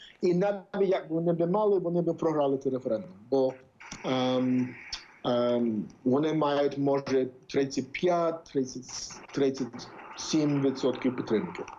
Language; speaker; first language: Ukrainian; early bilingual, heritage; English